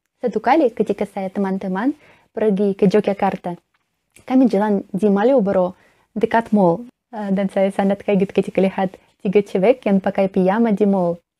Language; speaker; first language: Indonesian; non-native, learner; Russian